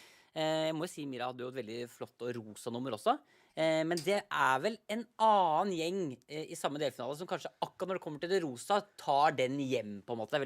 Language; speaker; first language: Norwegian; native; Norwegian